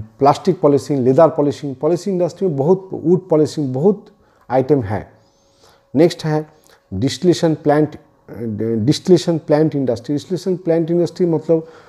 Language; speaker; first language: Hindi; non-native, local second language; Bangla